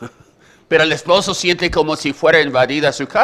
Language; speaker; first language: Spanish; native; Spanish